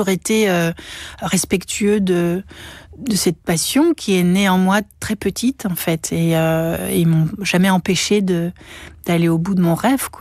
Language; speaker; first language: French; native; French